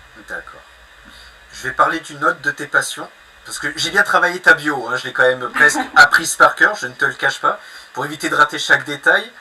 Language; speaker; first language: French; native; French